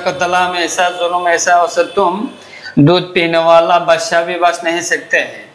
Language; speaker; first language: Hindi; non-native, fluent; Rohingya